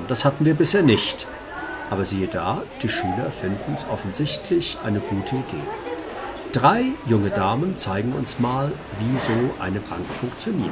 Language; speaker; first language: German; native; German